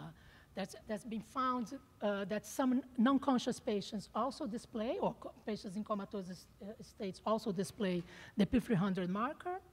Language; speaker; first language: English; non-native, fluent; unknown